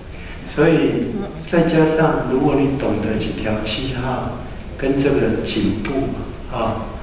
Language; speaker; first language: Chinese; native; Chinese